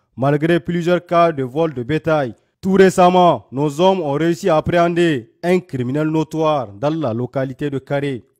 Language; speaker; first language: French; non-native, local second language; Hausa